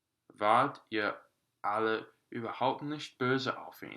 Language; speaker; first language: German; non-native, learner; English